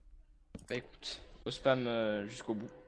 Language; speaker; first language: French; native; French